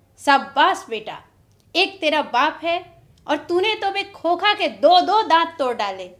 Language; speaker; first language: Hindi; native; Hindi